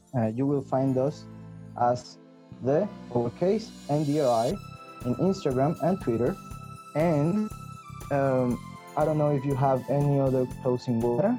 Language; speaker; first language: English; non-native, fluent; Spanish